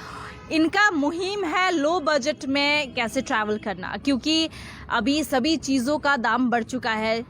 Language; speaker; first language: Hindi; native; Hindi